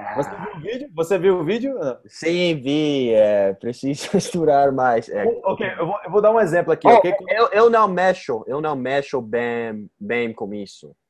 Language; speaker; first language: Portuguese; non-native, fluent; English